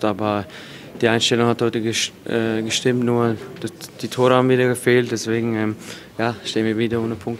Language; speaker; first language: German; native; German